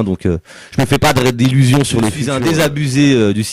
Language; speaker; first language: French; native; French